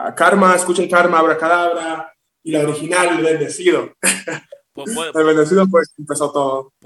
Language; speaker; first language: Spanish; early bilingual, heritage; Spanish